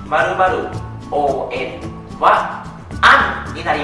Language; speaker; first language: Japanese; non-native, fluent; Thai